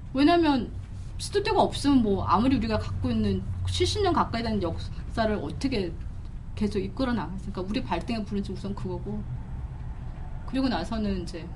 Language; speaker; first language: Korean; early bilingual, heritage; Korean